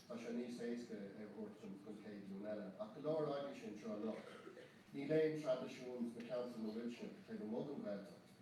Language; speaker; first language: Irish; non-native, local second language; English